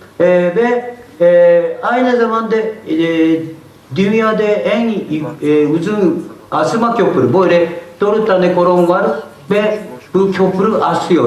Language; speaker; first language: Turkish; non-native, learner; Japanese